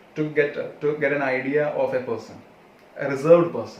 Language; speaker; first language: English; non-native, local second language; Malayalam